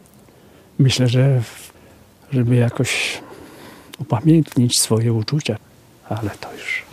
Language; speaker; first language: Polish; native; Polish